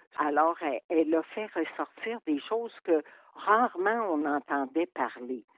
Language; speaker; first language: French; native; French